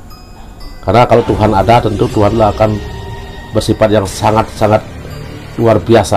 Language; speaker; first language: Indonesian; native; Indonesian